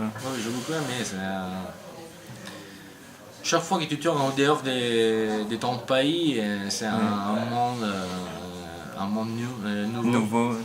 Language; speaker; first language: French; non-native, learner; Italian